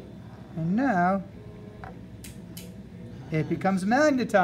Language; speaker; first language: English; native; English